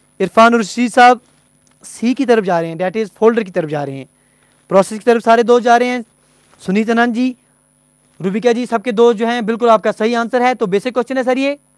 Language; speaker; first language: Hindi; non-native, local second language; Punjabi